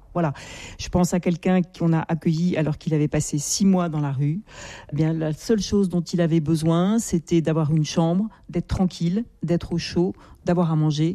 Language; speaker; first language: French; native; French